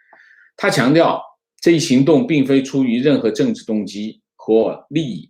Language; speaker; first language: Chinese; native; Chinese